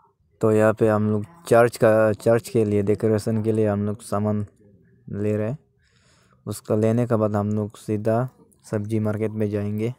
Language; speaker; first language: Hindi; non-native, local second language; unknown